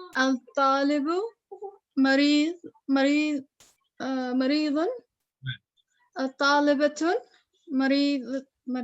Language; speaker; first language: Arabic; non-native, learner; English